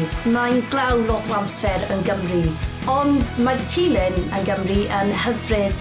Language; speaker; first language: Welsh; non-native, local second language; English